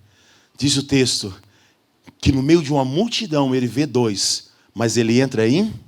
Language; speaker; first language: Portuguese; native; Portuguese